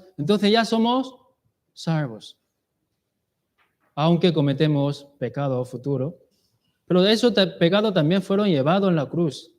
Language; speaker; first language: Spanish; non-native, learner; Chinese